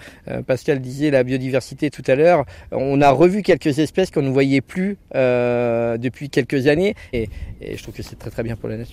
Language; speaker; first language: French; native; French